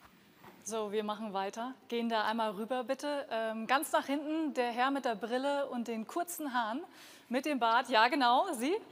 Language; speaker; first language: German; native; German